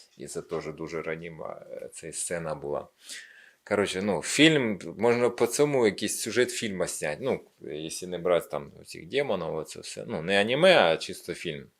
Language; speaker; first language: Ukrainian; non-native, local second language; Russian